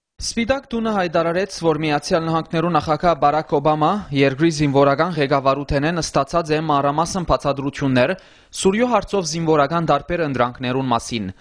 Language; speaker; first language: Armenian; early bilingual, heritage; Armenian